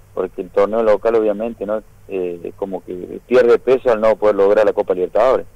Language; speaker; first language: Spanish; native; Spanish